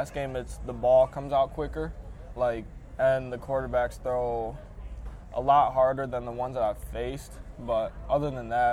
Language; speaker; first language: English; native; English